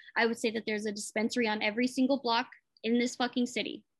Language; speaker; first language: English; native; English